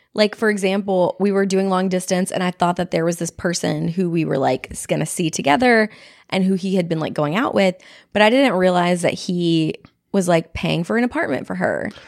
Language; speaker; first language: English; native; English